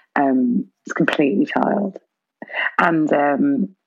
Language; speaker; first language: English; native; English